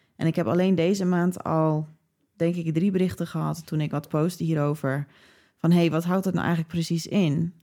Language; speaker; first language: Dutch; early bilingual, other home language; English